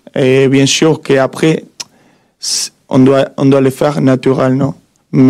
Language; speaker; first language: French; non-native, fluent; Spanish